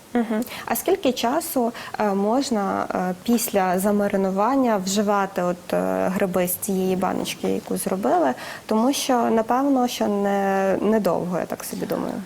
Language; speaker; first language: Ukrainian; native; Ukrainian